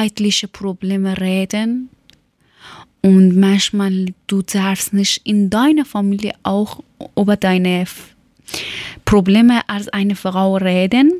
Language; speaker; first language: German; non-native, learner; Persian